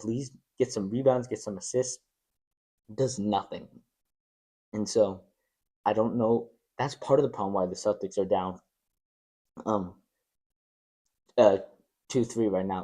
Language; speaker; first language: English; native; English